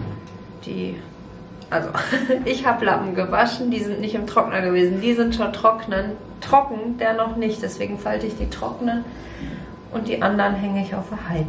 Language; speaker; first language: German; native; German